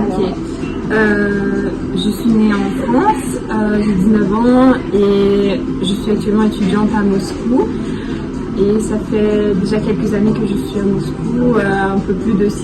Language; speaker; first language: French; early bilingual, heritage; French